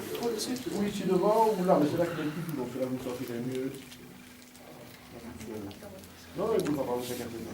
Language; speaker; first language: French; native; French